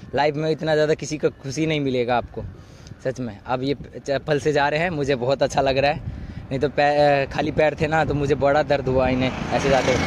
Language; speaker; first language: Hindi; native; Hindi